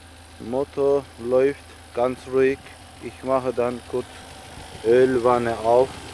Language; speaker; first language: German; non-native, learner; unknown